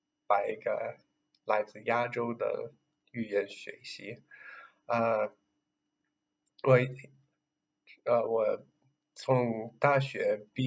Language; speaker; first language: Chinese; non-native, learner; English